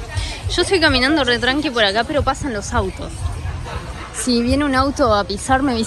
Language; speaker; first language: Spanish; native; Spanish